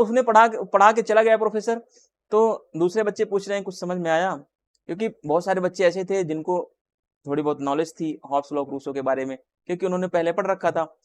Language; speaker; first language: Hindi; native; Hindi